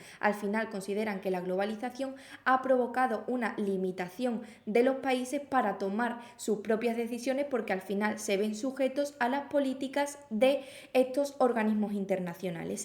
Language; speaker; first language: Spanish; native; Spanish